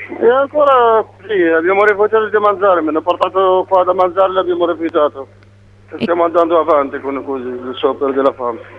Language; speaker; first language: Italian; non-native, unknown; Arabic